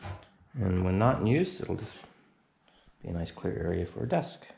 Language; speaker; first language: English; native; English